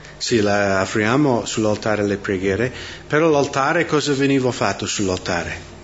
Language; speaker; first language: Italian; non-native, fluent; English